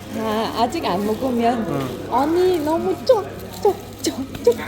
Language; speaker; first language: Korean; non-native, learner; Vietnamese